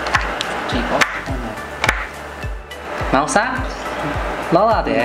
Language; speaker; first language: Vietnamese; non-native, learner; Korean